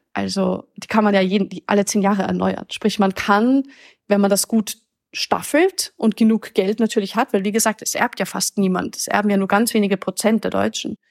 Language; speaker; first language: German; native; German